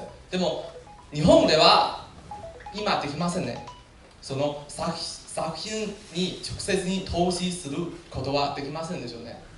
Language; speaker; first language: Japanese; non-native, learner; Chinese